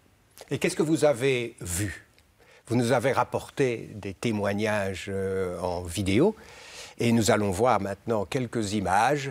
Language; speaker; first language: French; native; French